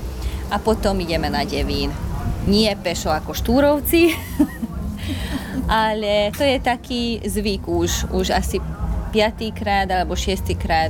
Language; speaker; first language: Slovak; non-native, local second language; Hungarian